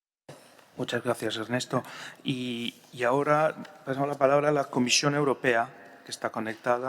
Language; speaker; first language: Spanish; non-native, fluent; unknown